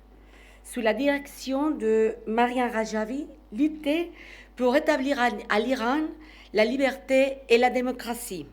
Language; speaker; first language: French; non-native, fluent; Spanish